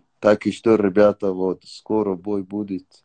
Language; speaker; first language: Russian; non-native, learner; Persian